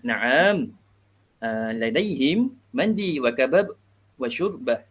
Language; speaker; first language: Arabic; non-native, learner; Malay